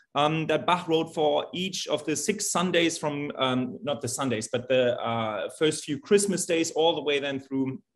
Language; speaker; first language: English; non-native, fluent; German